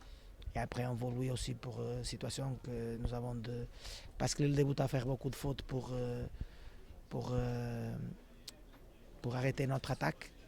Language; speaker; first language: French; non-native, fluent; Portuguese